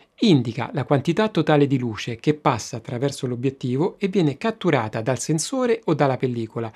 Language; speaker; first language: Italian; native; Italian